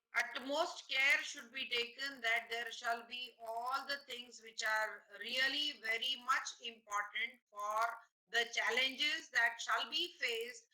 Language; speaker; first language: English; non-native, local second language; Marathi